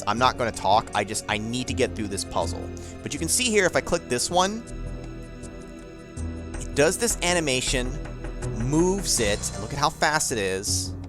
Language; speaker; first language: English; native; English